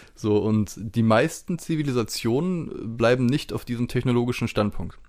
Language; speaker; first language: German; native; German